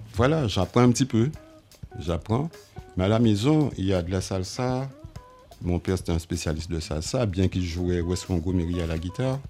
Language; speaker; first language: French; native; French